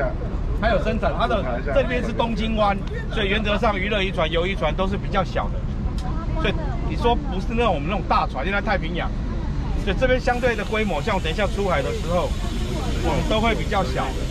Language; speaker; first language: Chinese; native; Chinese